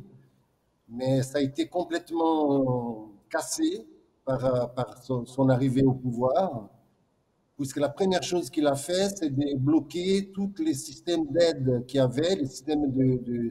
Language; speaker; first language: French; non-native, fluent; Portuguese